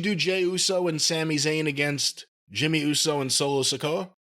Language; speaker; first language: English; native; English